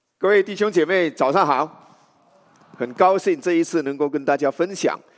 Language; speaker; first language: Chinese; native; Chinese